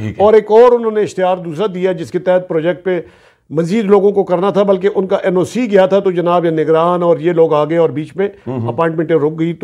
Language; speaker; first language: Urdu; non-native, local second language; Pashto